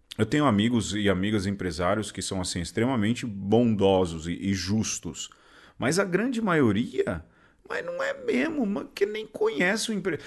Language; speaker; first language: Portuguese; native; Portuguese